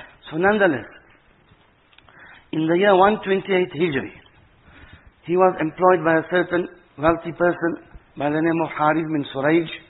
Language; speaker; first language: English; native; English